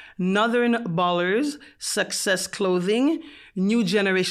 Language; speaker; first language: English; non-native, fluent; French